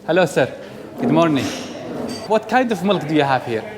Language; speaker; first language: English; non-native, learner; Arabic